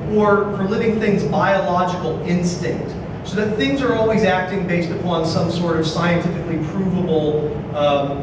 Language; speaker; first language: English; native; English